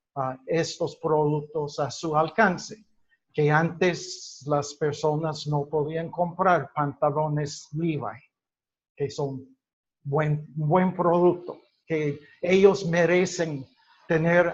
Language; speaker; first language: Spanish; non-native, fluent; English